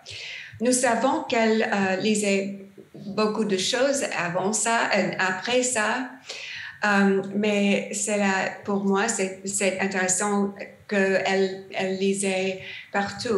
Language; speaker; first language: French; non-native, learner; English